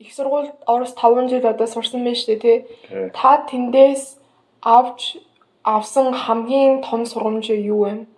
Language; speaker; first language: Mongolian; early bilingual, heritage; Mongolian